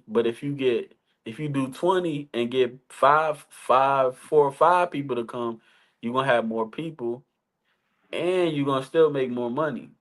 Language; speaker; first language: English; native; English